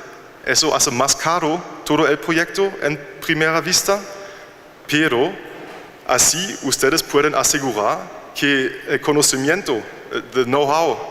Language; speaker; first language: Spanish; non-native, fluent; German